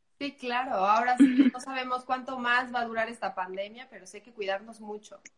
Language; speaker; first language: Spanish; native; Spanish